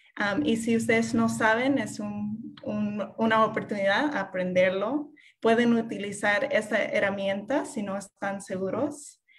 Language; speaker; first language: Spanish; non-native, fluent; English